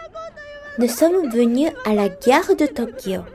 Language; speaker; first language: French; non-native, fluent; Japanese